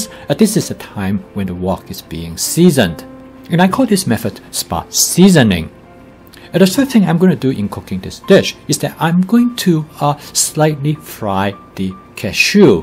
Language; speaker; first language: English; non-native, fluent; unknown